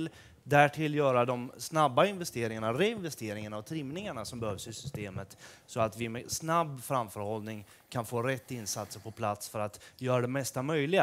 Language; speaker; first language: Swedish; native; Swedish